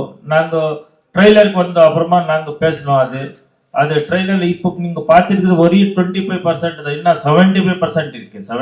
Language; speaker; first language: Tamil; non-native, learner; Kannada